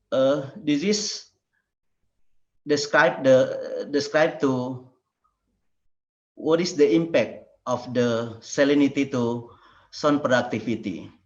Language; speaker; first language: English; non-native, learner; Indonesian